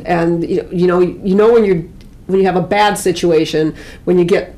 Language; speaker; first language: English; native; English